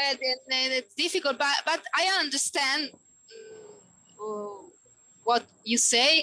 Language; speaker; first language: English; non-native, learner; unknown